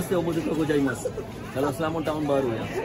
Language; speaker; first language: Indonesian; non-native, learner; Hindi